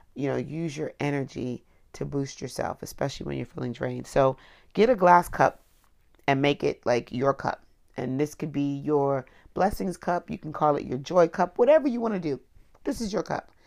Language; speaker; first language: English; native; English